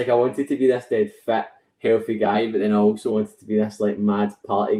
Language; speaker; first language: English; native; English